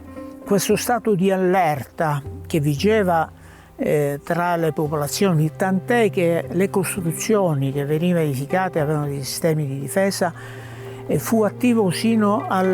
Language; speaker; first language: Italian; native; Italian